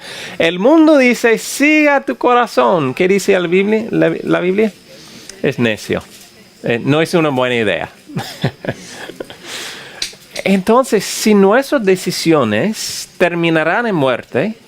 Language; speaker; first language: Spanish; non-native, fluent; English